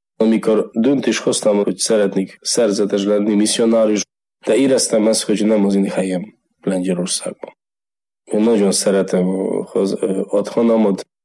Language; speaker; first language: Hungarian; non-native, learner; Polish